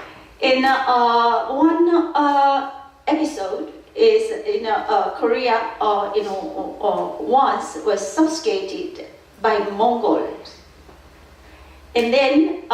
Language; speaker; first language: English; non-native, fluent; Korean